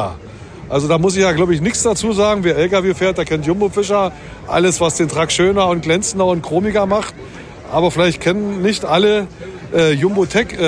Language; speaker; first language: German; native; German